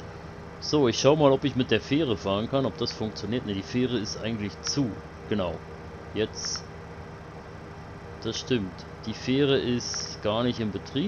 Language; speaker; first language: German; native; German